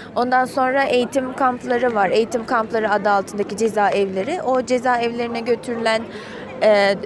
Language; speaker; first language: Turkish; non-native, fluent; Uyghur